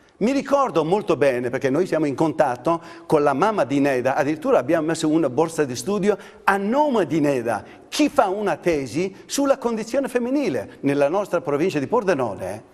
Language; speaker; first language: Italian; non-native, fluent; Persian